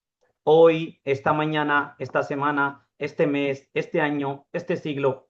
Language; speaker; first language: Spanish; non-native, fluent; Urdu